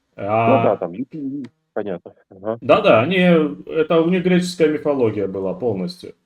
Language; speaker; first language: Russian; native; Russian